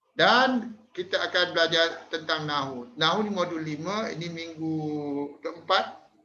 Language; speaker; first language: Malay; native; Malay